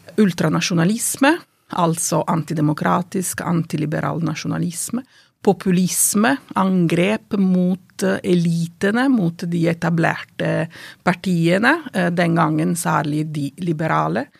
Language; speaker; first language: Norwegian; non-native, fluent; Italian